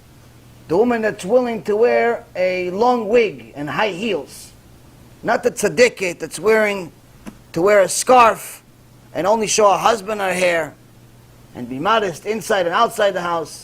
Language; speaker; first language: English; non-native, fluent; Hebrew